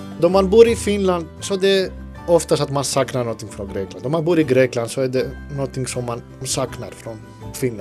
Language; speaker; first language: Swedish; non-native, fluent; Greek